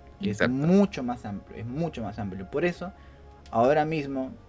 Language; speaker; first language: Spanish; native; Spanish